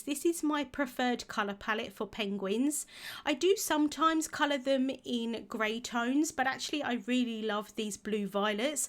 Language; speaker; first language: English; native; English